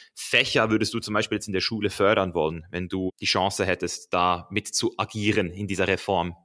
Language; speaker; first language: German; early bilingual, other home language; Azerbaijani